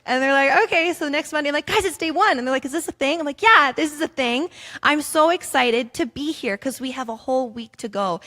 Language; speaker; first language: English; native; English